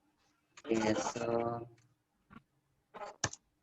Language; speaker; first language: English; non-native, fluent; Indonesian